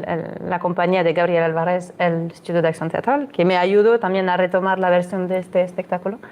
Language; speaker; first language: Spanish; non-native, fluent; French